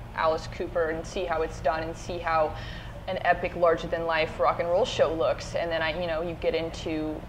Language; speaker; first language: English; native; English